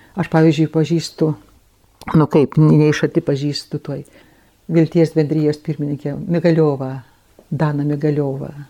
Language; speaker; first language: Lithuanian; native; Lithuanian